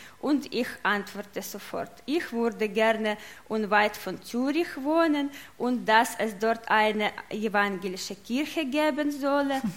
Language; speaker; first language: German; non-native, learner; Russian